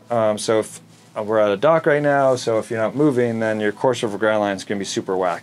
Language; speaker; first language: English; native; English